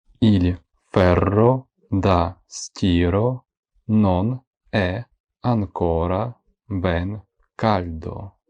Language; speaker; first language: Italian; non-native, fluent; Ukrainian